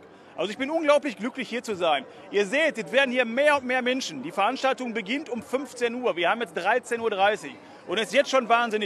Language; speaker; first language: German; native; German